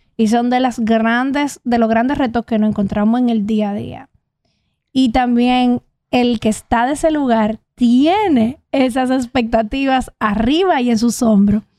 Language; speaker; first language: Spanish; native; Spanish